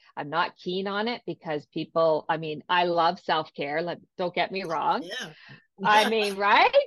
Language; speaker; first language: English; native; English